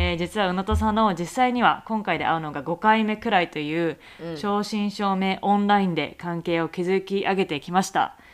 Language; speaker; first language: Japanese; native; Japanese